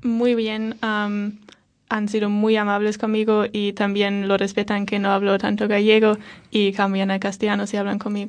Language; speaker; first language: Spanish; non-native, fluent; German